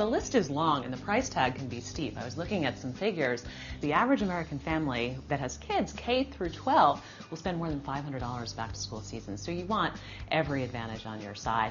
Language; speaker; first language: English; native; English